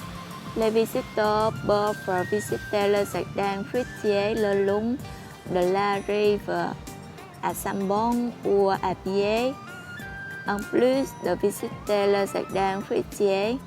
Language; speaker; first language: French; non-native, learner; Vietnamese